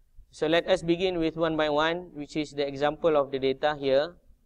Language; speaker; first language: English; non-native, local second language; Malay